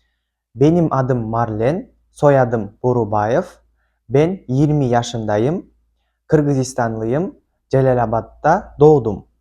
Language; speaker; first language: Turkish; non-native, fluent; Kyrgyz